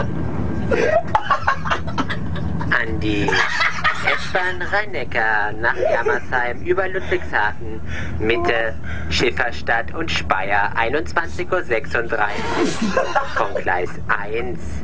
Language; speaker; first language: German; native; German